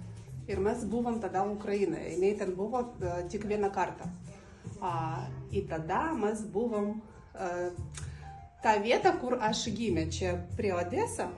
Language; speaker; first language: Lithuanian; non-native, learner; Russian